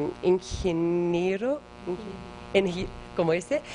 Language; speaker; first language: Spanish; non-native, learner; English